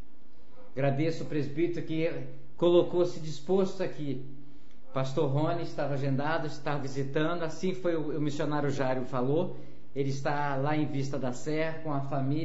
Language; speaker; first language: Portuguese; native; Portuguese